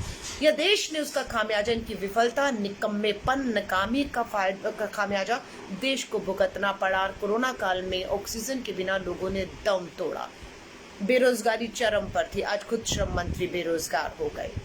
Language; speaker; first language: Hindi; native; Hindi